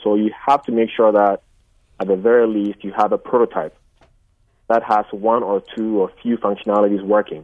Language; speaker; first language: English; non-native, local second language; Akan